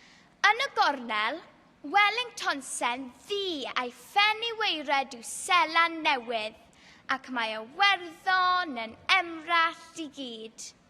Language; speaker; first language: Welsh; non-native, local second language; English